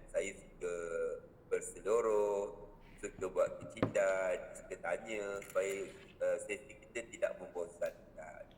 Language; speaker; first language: Malay; native; Malay